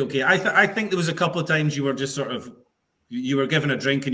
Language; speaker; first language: English; native; English